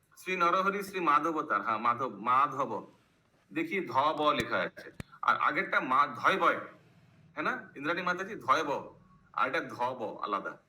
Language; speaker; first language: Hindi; non-native, local second language; Bangla